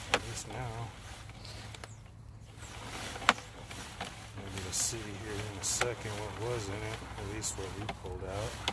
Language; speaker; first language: English; native; English